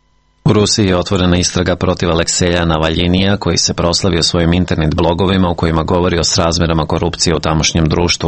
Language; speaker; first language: Serbian; native; Serbian